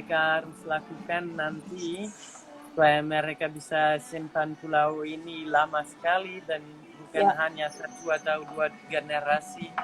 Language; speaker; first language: Indonesian; non-native, fluent; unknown